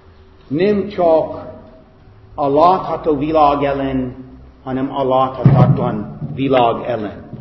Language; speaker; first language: Hungarian; non-native, fluent; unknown